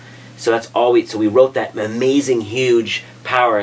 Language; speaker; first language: English; native; English